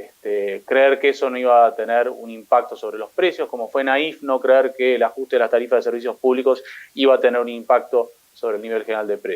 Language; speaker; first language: Spanish; native; Spanish